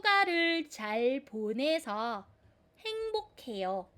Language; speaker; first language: Korean; non-native, fluent; Filipino